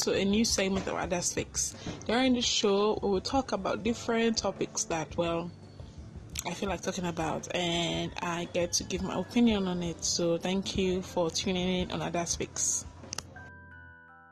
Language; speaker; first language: English; non-native, local second language; Krio